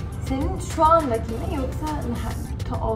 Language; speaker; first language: Turkish; early bilingual, heritage; Turkish